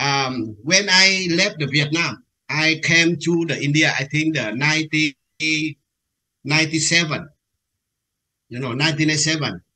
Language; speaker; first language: English; non-native, learner; Vietnamese